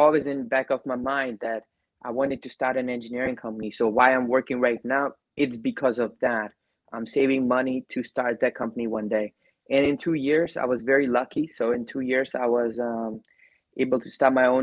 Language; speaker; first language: English; non-native, local second language; Gujarati